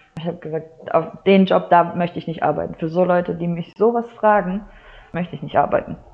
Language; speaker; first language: German; native; German